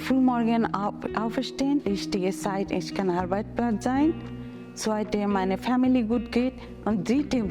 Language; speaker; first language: German; non-native, learner; Bangla